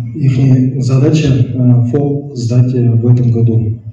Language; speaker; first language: Russian; non-native, local second language; Kazakh